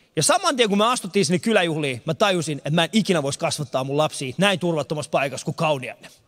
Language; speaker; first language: Finnish; early bilingual, other home language; Persian